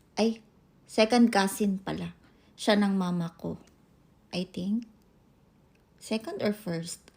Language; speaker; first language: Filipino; non-native, local second language; Cebuano